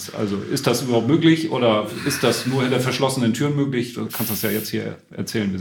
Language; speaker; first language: German; native; German